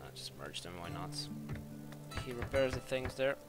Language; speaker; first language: English; native; English